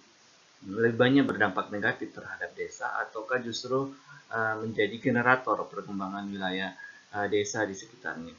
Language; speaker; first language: Indonesian; native; Indonesian